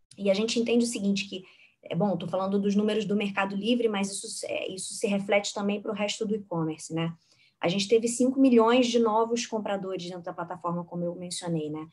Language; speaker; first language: Portuguese; native; Portuguese